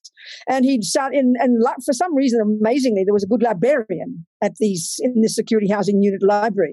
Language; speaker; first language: English; native; English